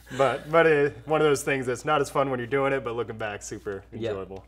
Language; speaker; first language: English; native; English